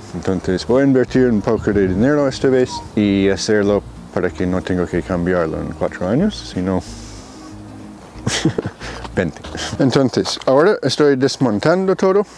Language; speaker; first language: Spanish; non-native, fluent; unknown